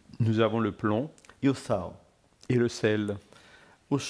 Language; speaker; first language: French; non-native, learner; Portuguese